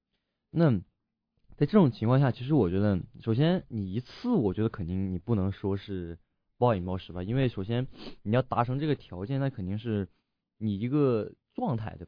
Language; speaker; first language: Chinese; native; Chinese